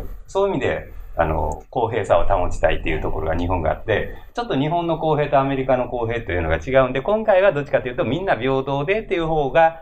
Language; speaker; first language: Japanese; native; Japanese